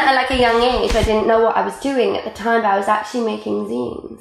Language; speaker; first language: English; non-native, local second language; Welsh